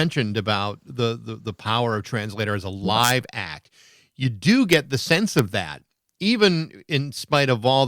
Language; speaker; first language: English; native; English